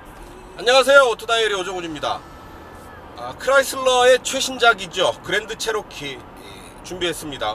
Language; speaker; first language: Korean; native; Korean